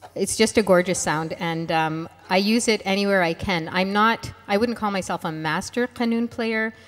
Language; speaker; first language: English; non-native, fluent; Arabic